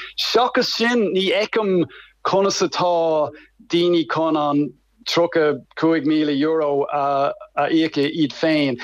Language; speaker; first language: Irish; non-native, local second language; English